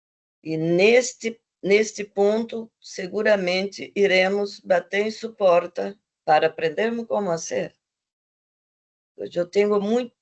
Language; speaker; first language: Portuguese; non-native, fluent; Spanish